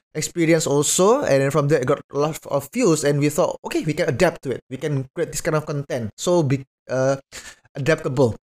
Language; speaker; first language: English; non-native, fluent; Indonesian